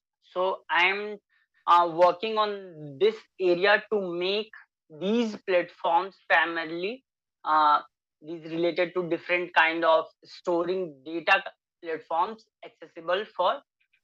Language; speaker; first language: English; non-native, local second language; Hindi